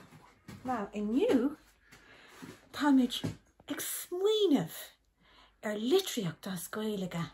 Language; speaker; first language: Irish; non-native, local second language; English